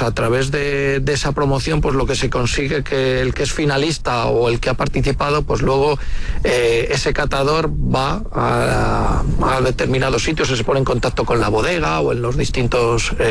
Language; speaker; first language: Spanish; native; Spanish